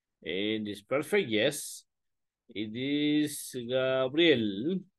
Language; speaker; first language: English; non-native, learner; Spanish